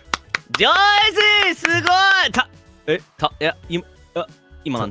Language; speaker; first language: Japanese; non-native, fluent; English